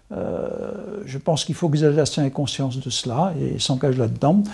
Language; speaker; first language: French; non-native, local second language; Swiss German